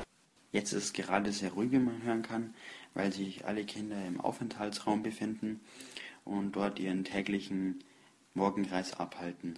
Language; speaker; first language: German; native; German